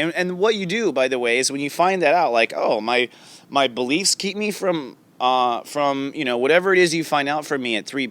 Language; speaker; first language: English; native; English